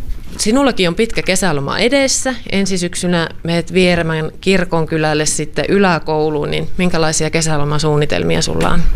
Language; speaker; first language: Finnish; native; Finnish